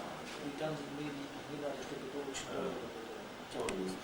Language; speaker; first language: Russian; non-native, learner; German